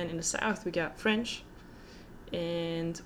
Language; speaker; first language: English; non-native, fluent; Dutch